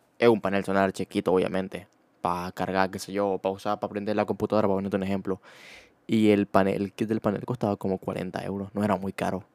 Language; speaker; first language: Spanish; native; Spanish